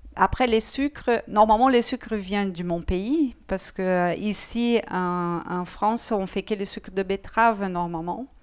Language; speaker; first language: French; non-native, fluent; Portuguese